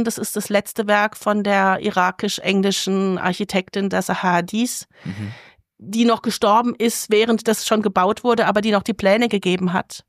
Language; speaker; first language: German; native; German